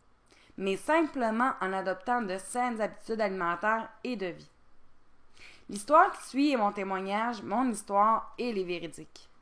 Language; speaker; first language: French; native; French